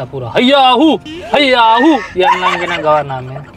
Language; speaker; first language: Filipino; non-native, learner; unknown